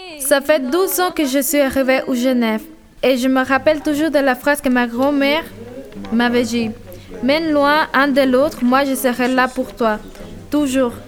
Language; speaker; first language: French; early bilingual, other home language; Spanish